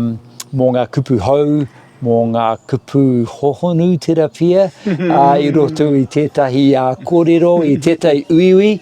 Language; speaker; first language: Māori; non-native, local second language; English